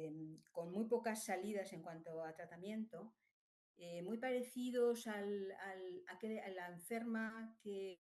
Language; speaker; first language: Spanish; native; Spanish